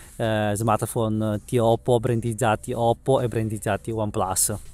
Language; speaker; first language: Italian; early bilingual, other home language; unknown